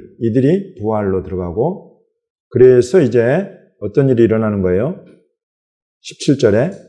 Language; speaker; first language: Korean; native; Korean